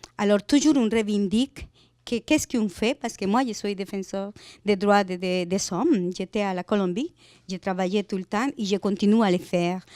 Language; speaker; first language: French; non-native, fluent; Spanish